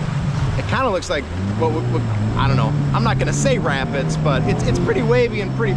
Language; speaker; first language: English; native; English